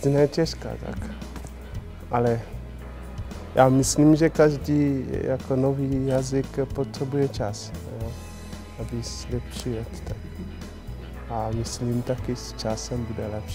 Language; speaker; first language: Czech; non-native, learner; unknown